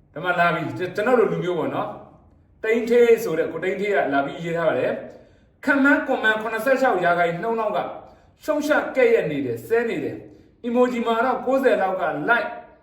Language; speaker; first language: Burmese; native; Burmese